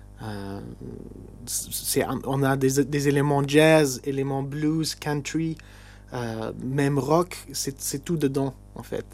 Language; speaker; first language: French; non-native, local second language; Luxembourgish